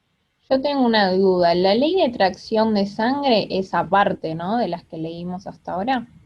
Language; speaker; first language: Spanish; native; Spanish